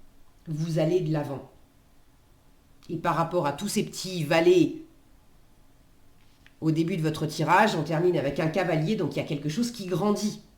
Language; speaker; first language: French; native; French